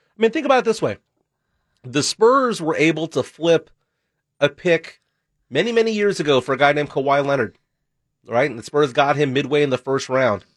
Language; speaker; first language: English; native; English